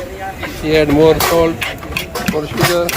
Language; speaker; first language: English; non-native, learner; Urdu